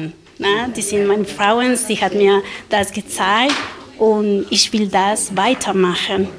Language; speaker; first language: German; non-native, learner; Spanish